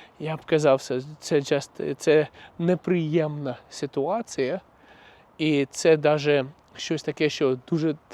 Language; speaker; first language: Ukrainian; non-native, local second language; Russian